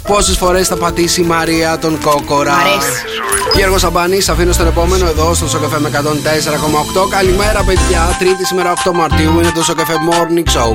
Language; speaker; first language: Greek; native; Greek